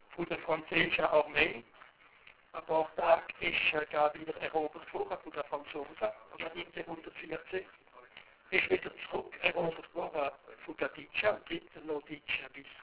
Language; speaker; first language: German; non-native, local second language; French